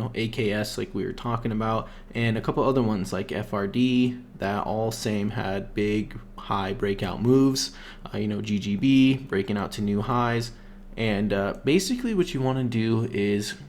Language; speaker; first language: English; native; English